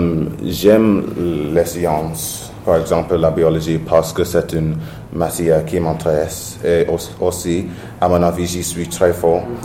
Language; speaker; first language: French; non-native, learner; English